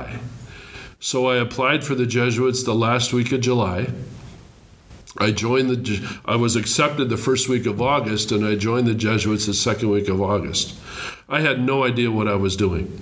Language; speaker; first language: English; native; English